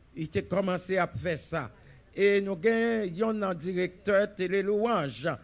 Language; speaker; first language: French; native; French